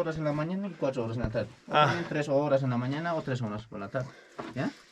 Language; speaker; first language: Spanish; native; Spanish